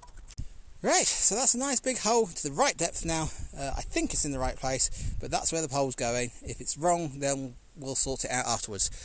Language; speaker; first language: English; native; English